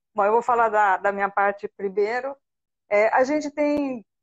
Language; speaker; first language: Portuguese; native; Portuguese